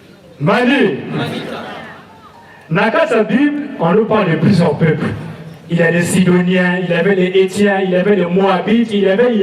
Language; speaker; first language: French; non-native, local second language; Lingala